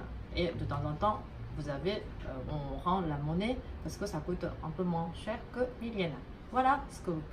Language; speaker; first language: French; non-native, fluent; Japanese